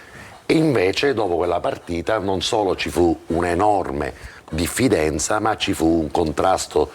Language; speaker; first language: Italian; native; Italian